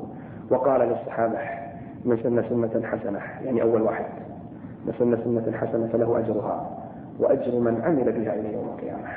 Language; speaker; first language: Arabic; native; Arabic